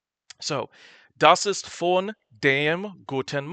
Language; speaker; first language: German; non-native, fluent; English